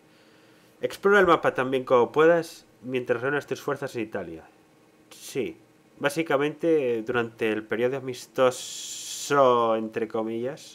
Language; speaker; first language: Spanish; native; Spanish